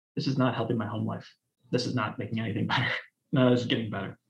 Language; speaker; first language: English; native; English